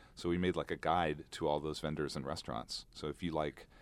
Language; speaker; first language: English; native; English